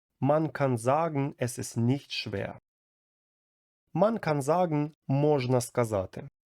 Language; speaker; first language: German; non-native, fluent; Ukrainian